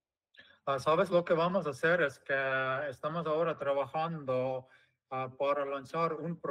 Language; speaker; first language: Spanish; non-native, fluent; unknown